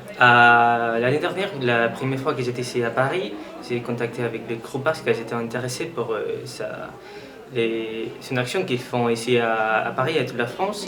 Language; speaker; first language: French; non-native, learner; Spanish